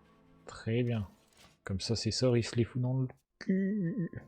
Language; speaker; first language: French; native; French